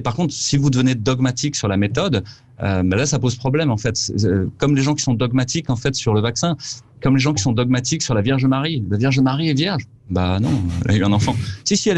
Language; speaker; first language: French; native; French